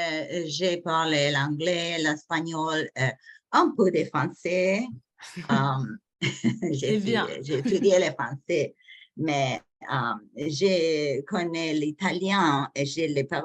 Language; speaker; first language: French; non-native, learner; English